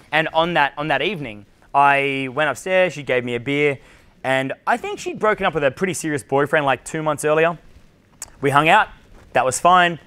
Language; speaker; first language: English; native; English